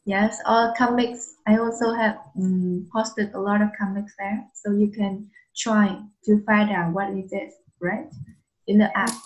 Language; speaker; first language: English; non-native, fluent; Vietnamese